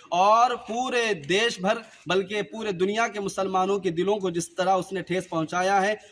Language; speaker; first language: Urdu; native; Urdu